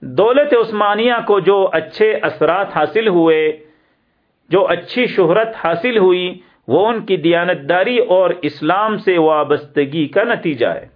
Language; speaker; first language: Urdu; native; Urdu